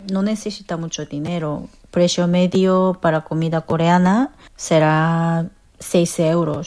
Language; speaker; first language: Spanish; non-native, fluent; Korean